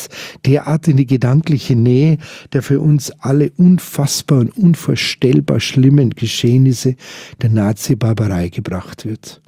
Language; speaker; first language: German; native; German